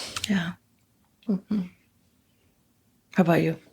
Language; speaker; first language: English; native; English